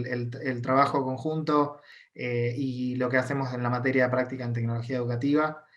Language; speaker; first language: Spanish; native; Spanish